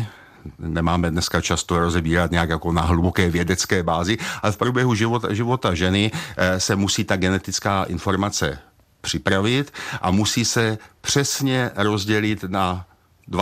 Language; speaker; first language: Czech; native; Czech